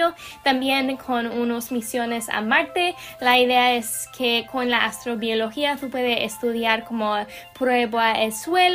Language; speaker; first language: Spanish; non-native, learner; English